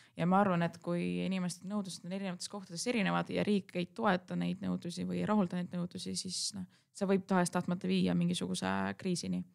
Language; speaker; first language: Estonian; non-native, local second language; Russian